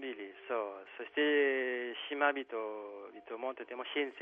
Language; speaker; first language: Japanese; non-native, fluent; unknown